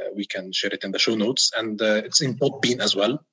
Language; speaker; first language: English; non-native, fluent; Arabic